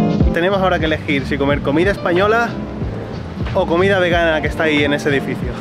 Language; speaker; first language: Spanish; native; Spanish